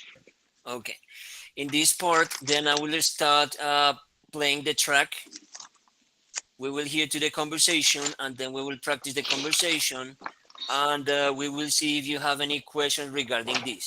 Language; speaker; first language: English; non-native, fluent; Spanish